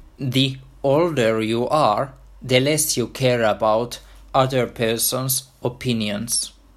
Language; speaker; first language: English; non-native, fluent; Finnish